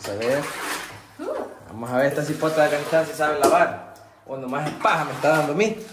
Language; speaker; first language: Spanish; native; Spanish